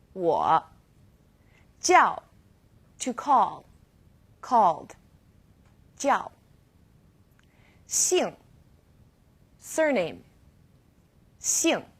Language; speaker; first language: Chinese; non-native, fluent; English